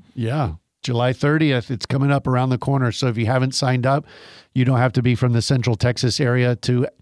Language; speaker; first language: English; native; English